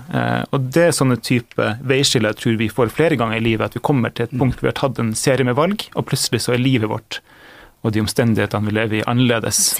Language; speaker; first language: Norwegian; native; Norwegian